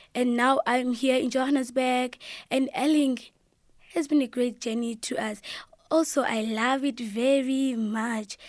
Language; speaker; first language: English; non-native, local second language; Xhosa